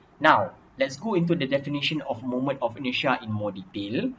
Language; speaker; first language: English; non-native, local second language; Malay